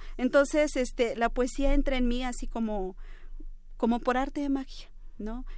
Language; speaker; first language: Spanish; non-native, local second language; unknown